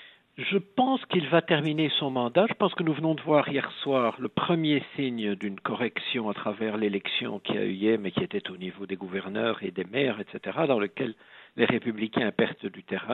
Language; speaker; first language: French; native; French